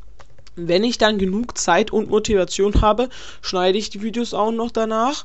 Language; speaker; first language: German; native; German